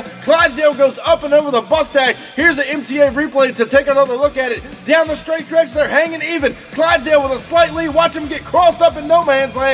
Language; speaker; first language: English; native; English